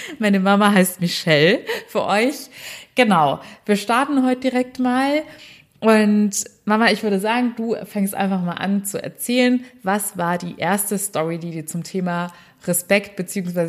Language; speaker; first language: German; early bilingual, other home language; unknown